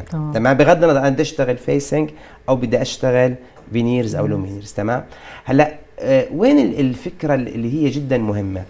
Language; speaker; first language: Arabic; native; Arabic